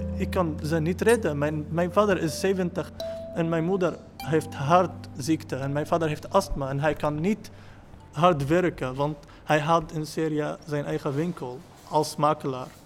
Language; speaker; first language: Dutch; non-native, learner; Arabic